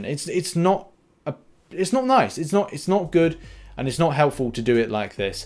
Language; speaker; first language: English; native; English